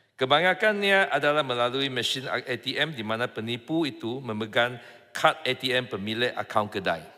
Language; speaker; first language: Malay; non-native, local second language; Chinese